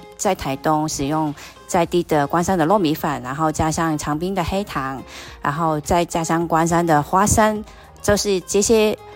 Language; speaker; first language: Chinese; non-native, fluent; Cantonese